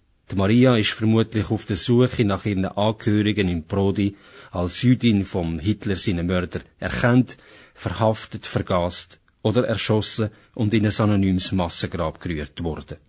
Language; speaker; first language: German; native; German